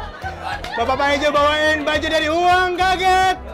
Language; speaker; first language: Indonesian; native; Indonesian